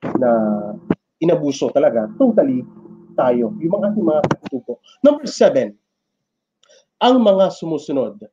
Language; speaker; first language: Filipino; native; Filipino